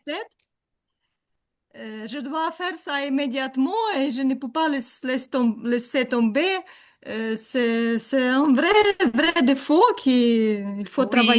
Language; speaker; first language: French; non-native, learner; Ukrainian